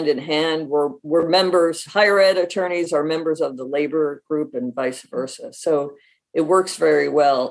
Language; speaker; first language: English; native; English